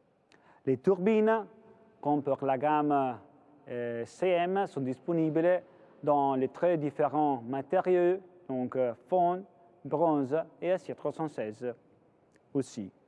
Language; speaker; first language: French; non-native, fluent; Italian